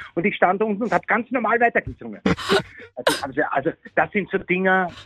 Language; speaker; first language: German; native; German